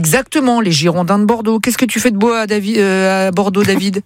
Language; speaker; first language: French; native; French